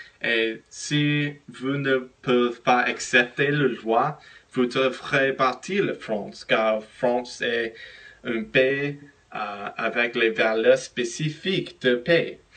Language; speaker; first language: French; non-native, learner; English